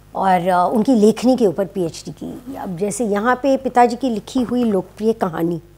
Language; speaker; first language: Hindi; native; Hindi